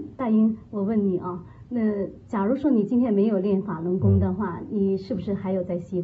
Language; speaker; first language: Chinese; native; Chinese